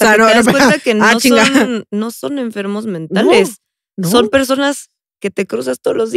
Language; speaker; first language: Spanish; native; Spanish